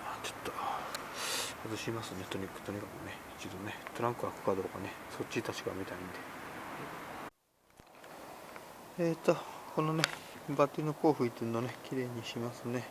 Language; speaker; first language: Japanese; native; Japanese